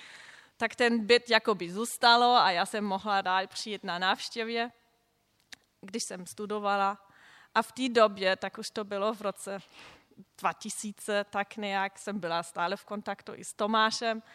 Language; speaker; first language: Czech; non-native, fluent; German